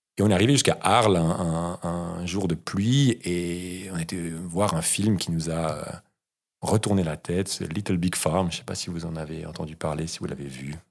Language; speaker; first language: French; native; French